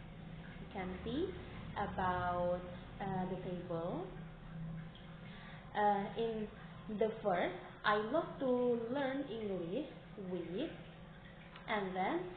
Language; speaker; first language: English; non-native, learner; Indonesian